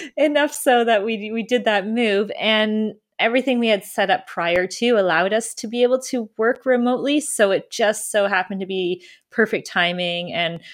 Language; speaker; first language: English; early bilingual, other home language; German